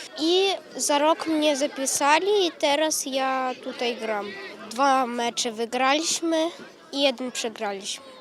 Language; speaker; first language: Polish; early bilingual, heritage; Polish